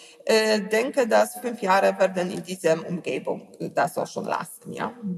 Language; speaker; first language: German; non-native, learner; Polish